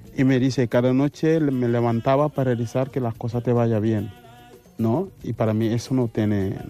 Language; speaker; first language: Spanish; non-native, fluent; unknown